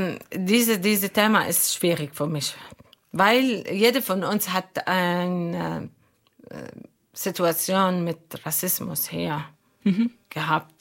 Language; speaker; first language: German; non-native, learner; Arabic